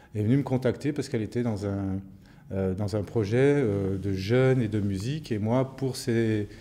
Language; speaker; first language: French; native; French